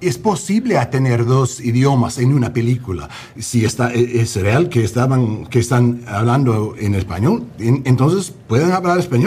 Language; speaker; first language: Spanish; non-native, learner; English